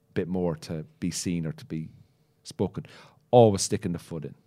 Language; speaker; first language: English; native; English